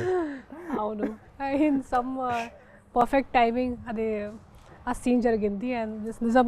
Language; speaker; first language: Telugu; non-native, local second language; Hindi